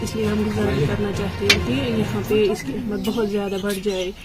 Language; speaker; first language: Hindi; non-native, local second language; Kashmiri